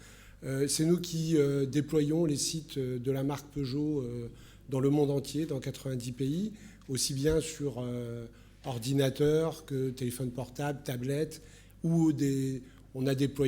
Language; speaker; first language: French; native; French